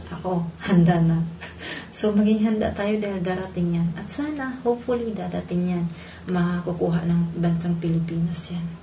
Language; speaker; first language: Filipino; non-native, local second language; Cebuano